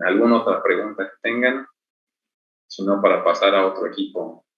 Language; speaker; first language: Spanish; native; Spanish